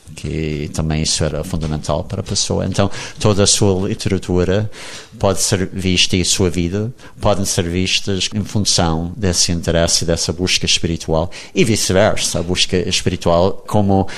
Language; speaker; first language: Portuguese; non-native, fluent; English